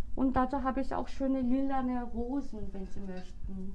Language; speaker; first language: German; non-native, learner; Korean